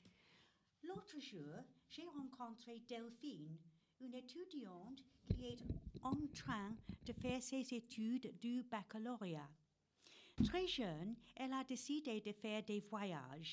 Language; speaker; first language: French; non-native, learner; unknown